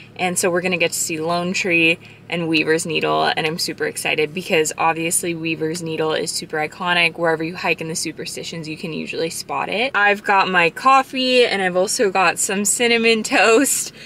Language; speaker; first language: English; native; English